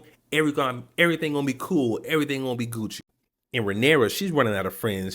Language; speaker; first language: English; native; English